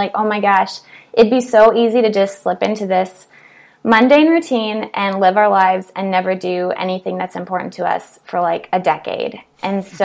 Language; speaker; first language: English; native; English